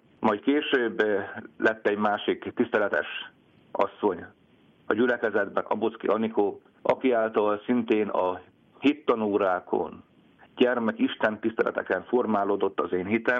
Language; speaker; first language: Hungarian; native; Hungarian